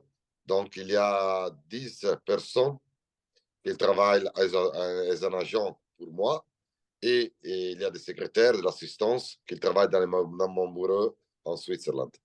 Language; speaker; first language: French; non-native, learner; Italian